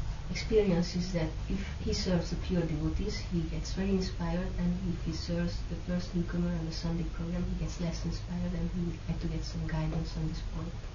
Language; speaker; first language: English; non-native, fluent; Hungarian